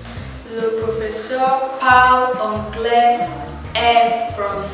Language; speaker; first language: French; non-native, learner; Yoruba